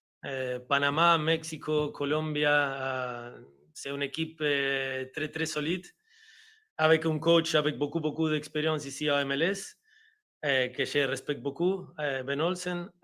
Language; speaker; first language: French; non-native, fluent; Spanish